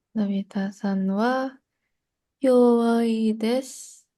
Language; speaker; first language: Japanese; non-native, learner; Indonesian